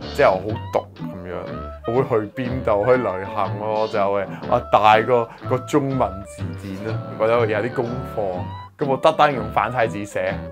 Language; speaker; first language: Chinese; non-native, fluent; English